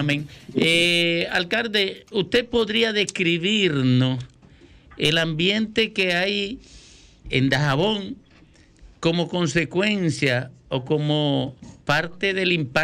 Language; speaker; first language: Spanish; native; Spanish